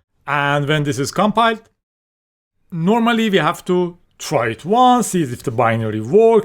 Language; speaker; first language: English; non-native, fluent; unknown